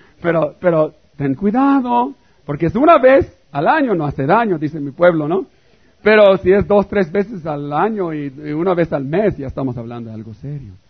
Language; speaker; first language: Spanish; native; Spanish